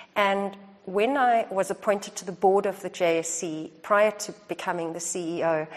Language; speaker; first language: English; native; English